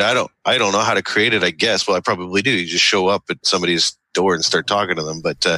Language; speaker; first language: English; native; English